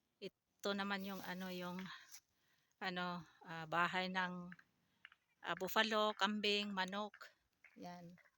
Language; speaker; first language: Filipino; non-native, local second language; Iloko